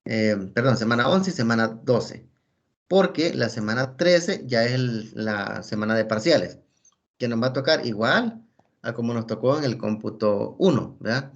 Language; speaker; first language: Spanish; native; Spanish